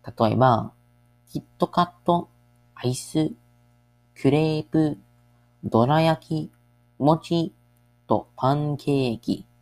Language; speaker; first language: Japanese; non-native, learner; English